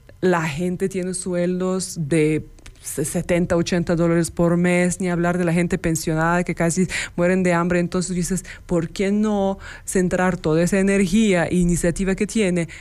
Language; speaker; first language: Spanish; non-native, fluent; Ukrainian